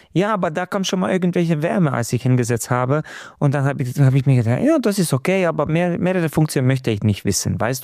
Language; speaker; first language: German; non-native, fluent; Romanian